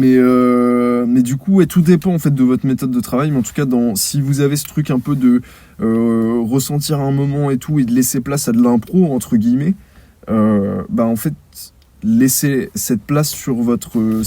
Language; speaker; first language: French; native; French